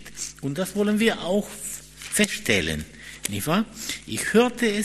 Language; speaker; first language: German; non-native, fluent; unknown